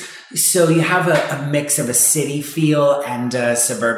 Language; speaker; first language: English; native; English